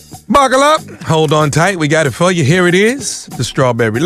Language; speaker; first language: English; native; English